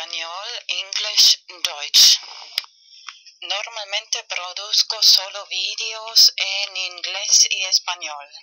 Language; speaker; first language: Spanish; non-native, fluent; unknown